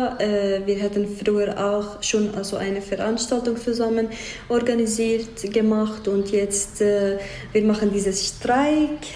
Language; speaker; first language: German; non-native, fluent; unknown